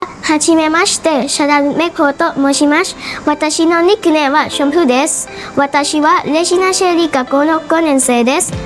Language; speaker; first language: Japanese; non-native, learner; Thai